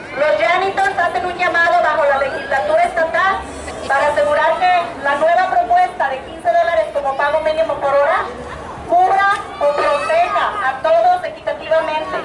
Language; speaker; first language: Spanish; native; Spanish